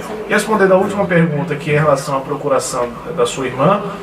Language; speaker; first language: Portuguese; native; Portuguese